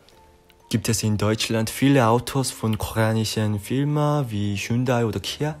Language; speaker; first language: German; non-native, learner; Korean